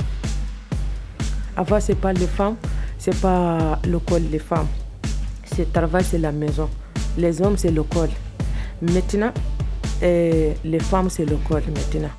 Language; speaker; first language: French; non-native, learner; Arabic